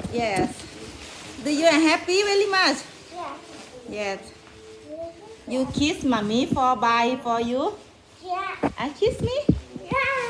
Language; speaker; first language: English; non-native, learner; Thai